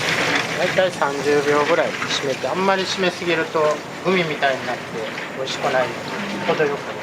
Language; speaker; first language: Japanese; native; Japanese